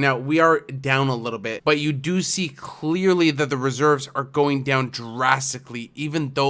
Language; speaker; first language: English; native; English